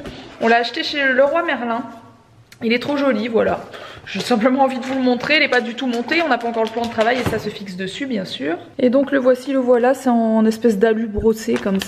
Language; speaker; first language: French; native; French